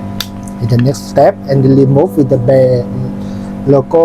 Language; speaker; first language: English; non-native, learner; Thai